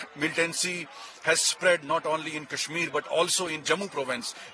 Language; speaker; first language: English; non-native, local second language; Kashmiri